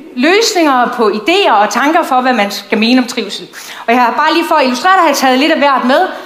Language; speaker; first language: Danish; native; Danish